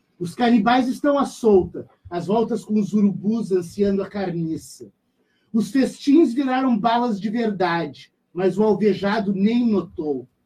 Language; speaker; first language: Portuguese; native; Portuguese